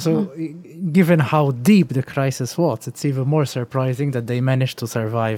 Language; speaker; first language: English; non-native, local second language; Maltese